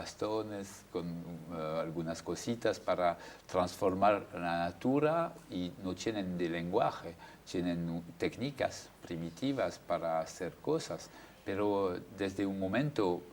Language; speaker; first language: Spanish; non-native, fluent; French